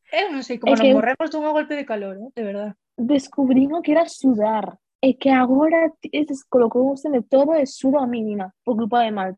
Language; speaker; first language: Galician; native; Galician